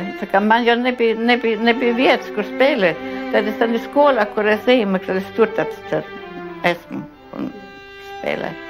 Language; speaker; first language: Latvian; non-native, local second language; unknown